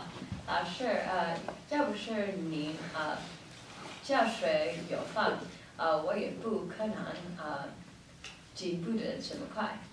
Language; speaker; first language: Chinese; non-native, learner; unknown